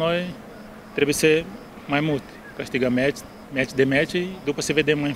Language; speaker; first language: Romanian; non-native, learner; Portuguese